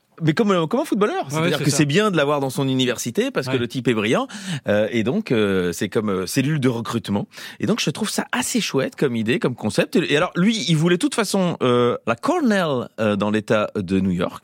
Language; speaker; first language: French; native; French